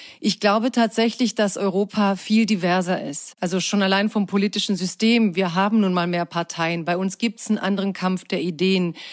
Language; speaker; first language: German; early bilingual, other home language; Croatian